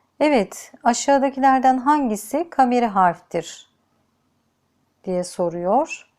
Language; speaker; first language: Turkish; native; Turkish